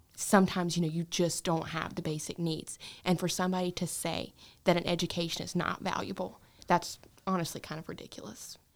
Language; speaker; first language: English; native; English